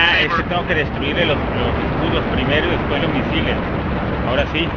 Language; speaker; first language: Spanish; native; Spanish